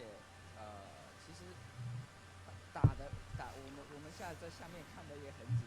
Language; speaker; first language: Chinese; native; Chinese